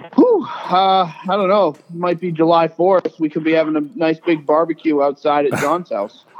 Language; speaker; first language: English; native; English